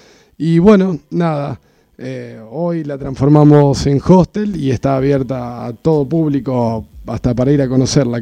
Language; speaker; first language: Spanish; native; Spanish